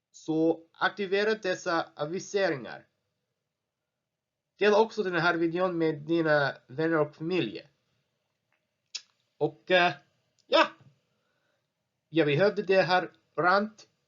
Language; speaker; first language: Swedish; non-native, learner; English